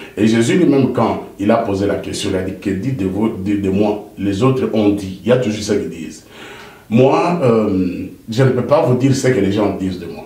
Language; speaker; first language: French; non-native, local second language; Lingala